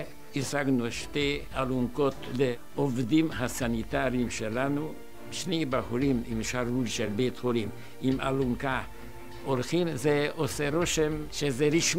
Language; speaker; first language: Hebrew; non-native, fluent; Hungarian